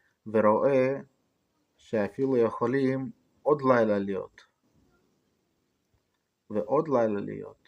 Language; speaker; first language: Hebrew; non-native, fluent; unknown